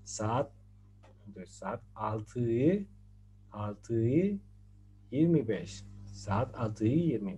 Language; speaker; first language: Turkish; non-native, fluent; Spanish